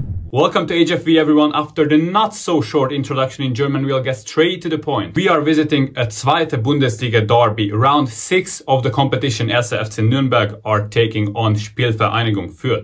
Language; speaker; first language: English; non-native, fluent; Hungarian